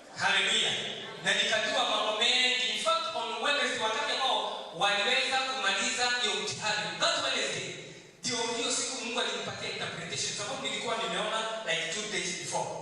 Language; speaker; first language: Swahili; non-native, local second language; Kikuyu